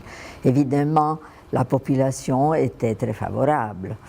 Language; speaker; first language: French; non-native, fluent; Italian